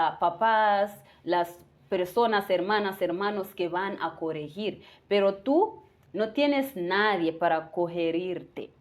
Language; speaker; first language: Spanish; non-native, fluent; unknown